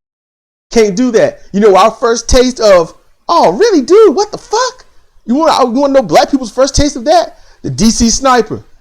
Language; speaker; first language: English; native; English